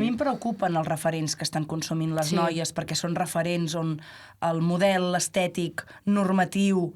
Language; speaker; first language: Catalan; native; Catalan